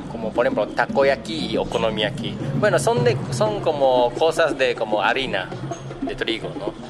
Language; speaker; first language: Spanish; non-native, fluent; Japanese